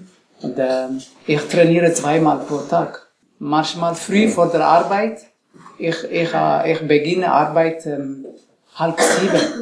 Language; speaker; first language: German; non-native, learner; Tigrinya